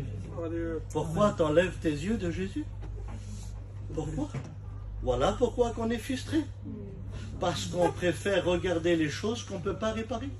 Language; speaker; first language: French; native; French